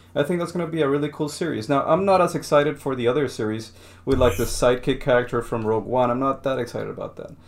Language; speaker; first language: English; non-native, fluent; Spanish